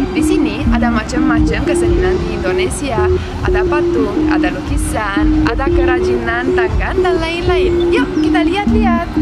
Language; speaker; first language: Indonesian; non-native, learner; Romanian